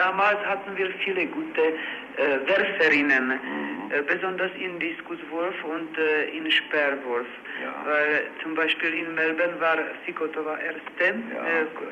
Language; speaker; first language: German; non-native, learner; Czech